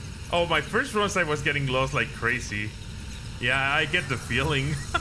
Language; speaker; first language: English; non-native, fluent; Spanish